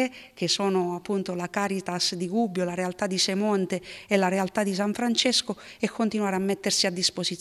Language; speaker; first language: Italian; native; Italian